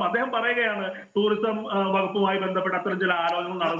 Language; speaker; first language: Malayalam; native; Malayalam